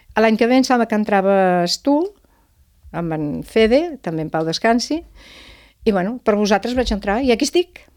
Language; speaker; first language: Catalan; non-native, local second language; Spanish